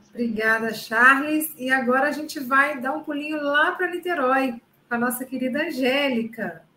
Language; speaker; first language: Portuguese; native; Portuguese